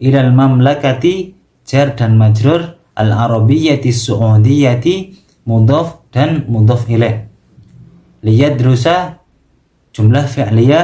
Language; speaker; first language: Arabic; non-native, learner; Indonesian